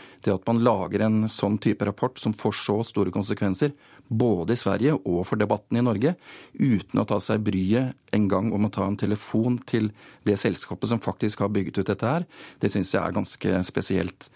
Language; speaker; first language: Norwegian; native; Norwegian